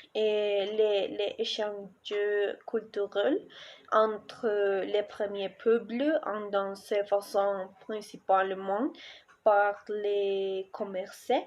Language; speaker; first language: French; non-native, learner; Spanish